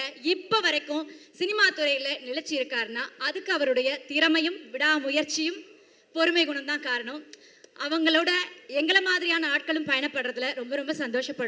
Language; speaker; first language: Tamil; native; Tamil